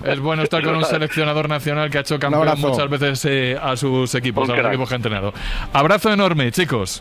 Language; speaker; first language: Spanish; native; Spanish